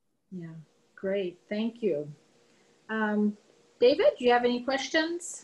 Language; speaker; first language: English; native; English